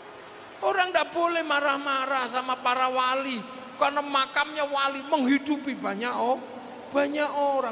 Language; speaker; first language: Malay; non-native, local second language; Javanese